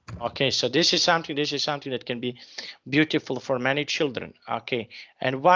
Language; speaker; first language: English; non-native, fluent; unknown